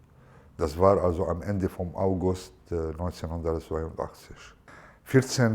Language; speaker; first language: German; non-native, fluent; Arabic